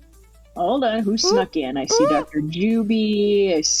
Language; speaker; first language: English; native; English